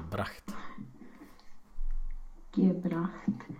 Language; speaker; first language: German; non-native, learner; Romanian